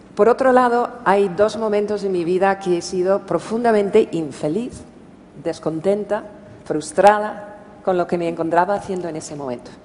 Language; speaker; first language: Spanish; non-native, fluent; English